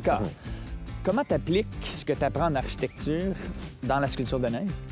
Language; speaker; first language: French; native; French